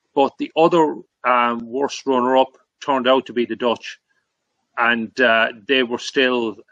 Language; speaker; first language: English; native; English